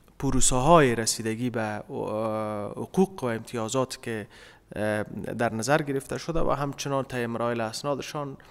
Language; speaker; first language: Persian; native; Persian